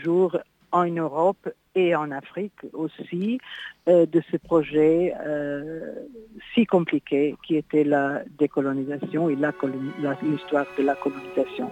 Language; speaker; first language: French; non-native, fluent; Portuguese